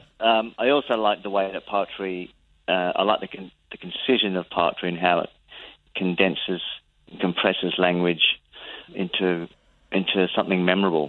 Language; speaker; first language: English; native; English